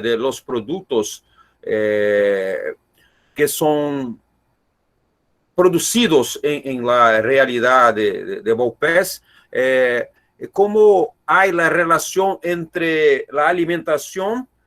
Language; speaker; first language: Spanish; non-native, learner; Portuguese